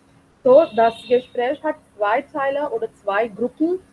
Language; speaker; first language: German; non-native, fluent; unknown